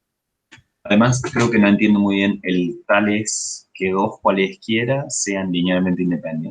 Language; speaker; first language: Spanish; native; Spanish